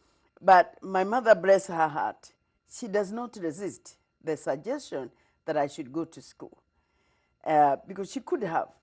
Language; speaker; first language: English; non-native, local second language; Kikuyu